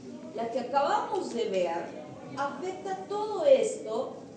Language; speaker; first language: Spanish; native; Spanish